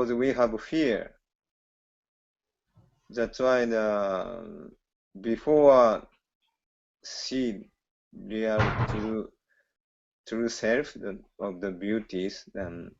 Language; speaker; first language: English; non-native, learner; Japanese